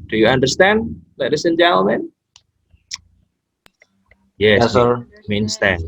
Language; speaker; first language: English; non-native, fluent; Indonesian